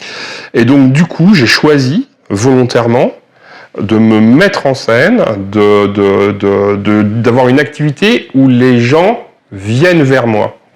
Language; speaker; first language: French; native; French